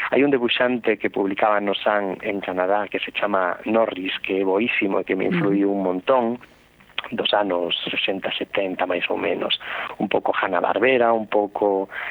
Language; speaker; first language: Galician; non-native, local second language; Spanish